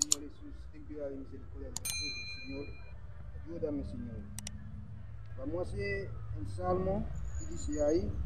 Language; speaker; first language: Spanish; non-native, learner; Haitian Creole